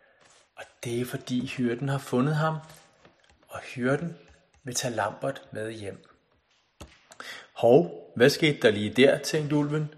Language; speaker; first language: Danish; native; Danish